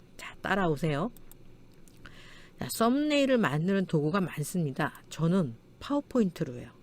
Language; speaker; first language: Korean; native; Korean